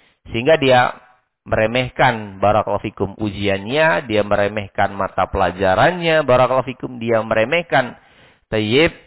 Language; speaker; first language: Indonesian; native; Indonesian